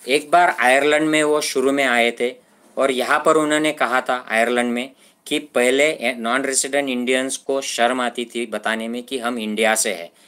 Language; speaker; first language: Hindi; non-native, local second language; Marathi